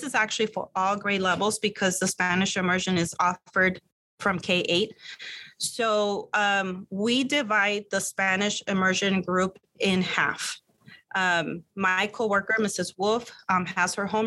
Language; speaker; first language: English; early bilingual, other home language; Spanish